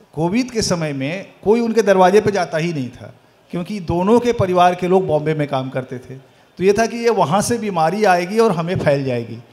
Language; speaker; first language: Hindi; native; Hindi